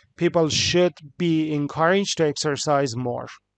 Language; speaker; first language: English; non-native, fluent; Persian